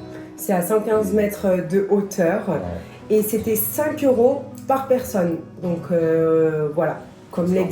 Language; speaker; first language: French; native; French